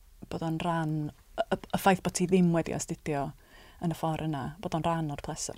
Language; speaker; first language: Welsh; native; Welsh